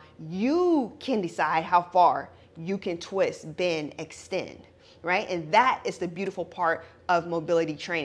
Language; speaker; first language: English; native; English